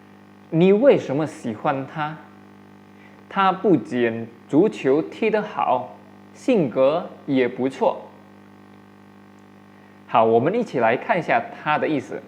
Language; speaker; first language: Chinese; non-native, fluent; Indonesian